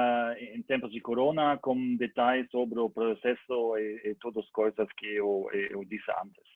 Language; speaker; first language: Portuguese; non-native, learner; German